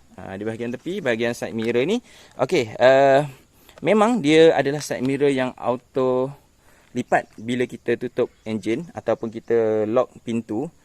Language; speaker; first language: Malay; native; Malay